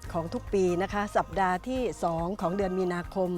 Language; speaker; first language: Thai; native; Thai